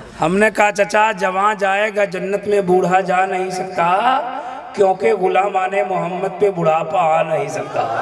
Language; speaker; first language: Hindi; native; Hindi